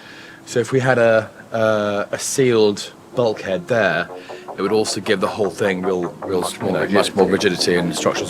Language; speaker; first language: English; native; English